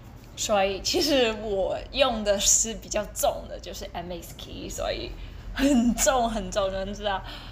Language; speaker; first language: Chinese; early bilingual, heritage; Chinese